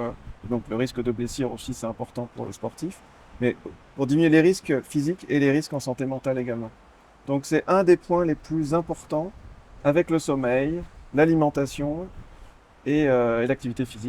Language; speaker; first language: French; native; French